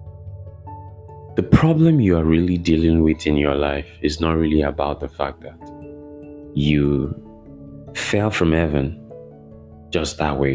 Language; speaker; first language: English; non-native, local second language; Yoruba